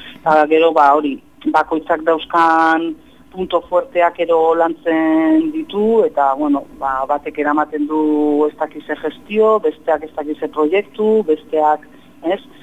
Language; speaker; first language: Basque; non-native, fluent; Spanish